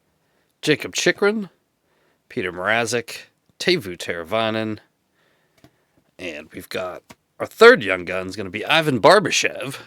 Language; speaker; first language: English; native; English